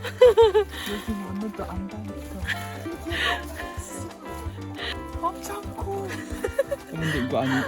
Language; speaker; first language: Korean; non-native, learner; Japanese